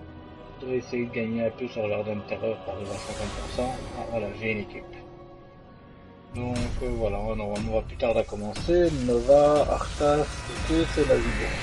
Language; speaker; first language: French; native; French